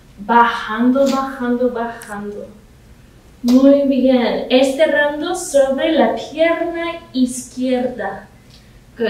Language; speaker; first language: Spanish; non-native, learner; English